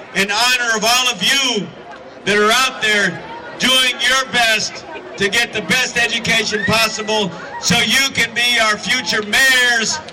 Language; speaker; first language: English; early bilingual, other home language; Spanish